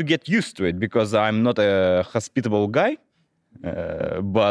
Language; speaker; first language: English; non-native, fluent; Russian